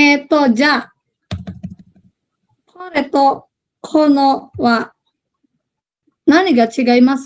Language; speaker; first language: Japanese; non-native, fluent; Filipino